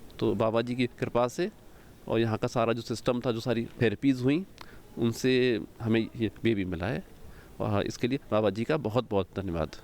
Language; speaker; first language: Hindi; native; Hindi